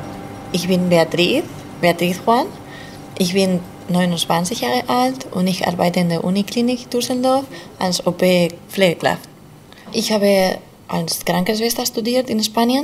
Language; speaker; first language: German; non-native, fluent; Spanish